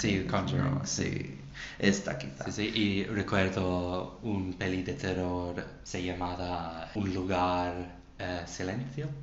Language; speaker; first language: Spanish; non-native, learner; English